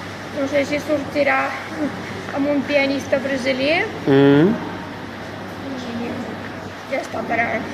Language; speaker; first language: Catalan; non-native, fluent; Russian